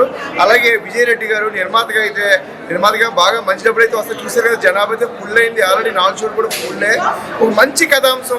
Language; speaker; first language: Telugu; native; Telugu